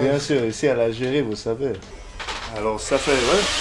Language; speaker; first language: French; non-native, learner; Spanish